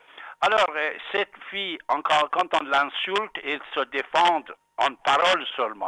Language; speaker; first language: French; non-native, fluent; Persian